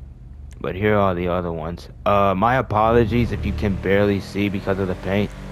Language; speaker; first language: English; native; English